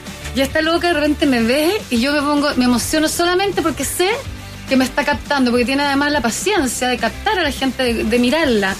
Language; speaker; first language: Spanish; native; Spanish